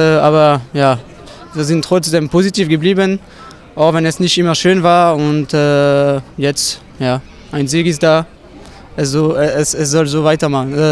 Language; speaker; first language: German; non-native, fluent; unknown